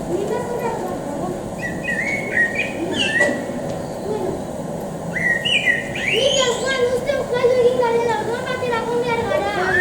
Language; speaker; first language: Basque; non-native, local second language; Spanish